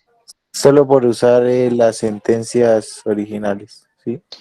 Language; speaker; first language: Spanish; native; Spanish